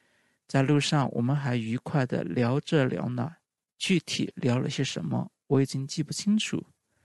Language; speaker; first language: Chinese; native; Chinese